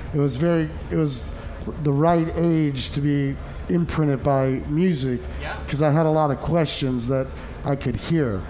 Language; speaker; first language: English; native; English